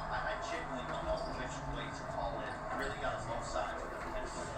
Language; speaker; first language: English; native; English